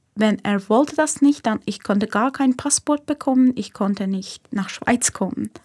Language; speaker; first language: German; non-native, fluent; Persian